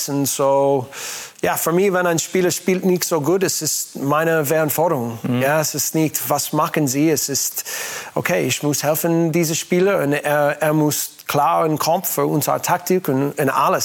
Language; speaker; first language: German; non-native, learner; English